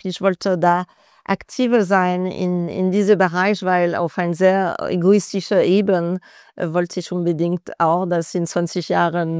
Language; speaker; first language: German; non-native, fluent; French